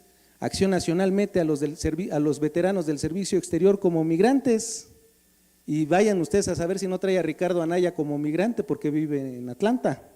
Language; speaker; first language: Spanish; native; Spanish